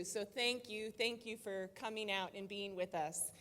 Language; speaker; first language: English; native; English